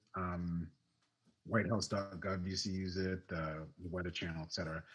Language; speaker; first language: English; native; English